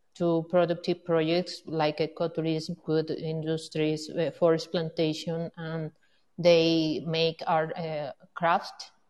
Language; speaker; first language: English; non-native, learner; Spanish